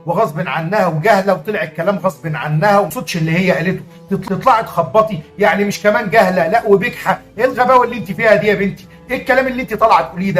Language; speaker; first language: Arabic; native; Arabic